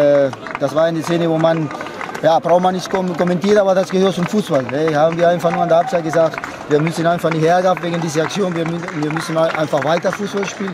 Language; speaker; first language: German; non-native, fluent; Spanish